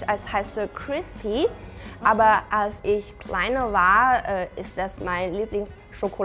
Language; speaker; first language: German; non-native, fluent; Chinese